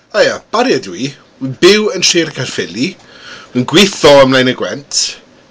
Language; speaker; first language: Welsh; non-native, local second language; English